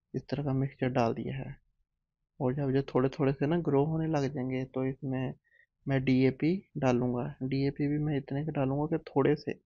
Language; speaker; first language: Urdu; non-native, local second language; Punjabi